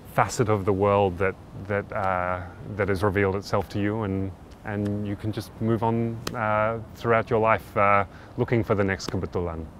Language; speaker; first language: English; early bilingual, other home language; Indonesian